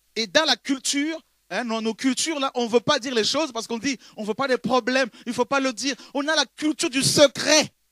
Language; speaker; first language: French; non-native, local second language; Lingala